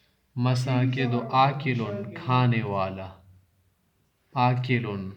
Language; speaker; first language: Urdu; native; Urdu